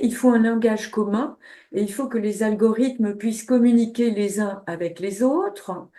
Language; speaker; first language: French; native; French